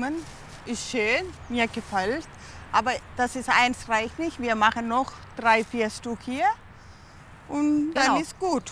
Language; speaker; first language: German; non-native, learner; Tamil